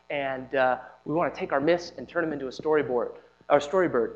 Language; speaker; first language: English; native; English